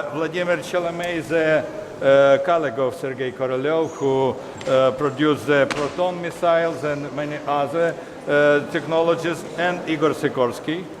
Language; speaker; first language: English; non-native, learner; Ukrainian